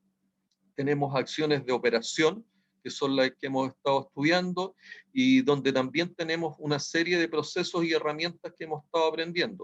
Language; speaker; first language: Spanish; native; Spanish